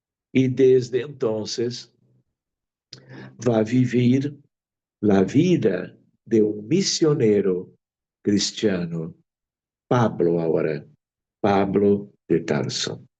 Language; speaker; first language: Spanish; non-native, fluent; Portuguese